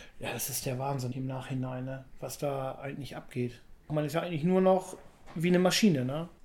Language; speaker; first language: German; native; German